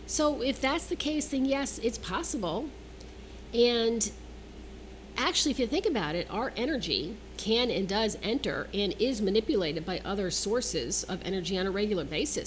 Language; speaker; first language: English; native; English